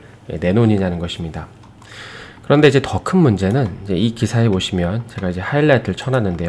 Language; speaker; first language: Korean; native; Korean